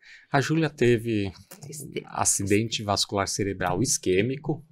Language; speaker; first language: Portuguese; native; Portuguese